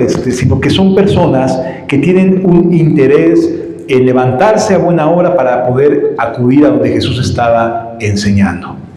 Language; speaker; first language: Spanish; native; Spanish